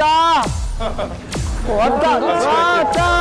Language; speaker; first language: Korean; native; Korean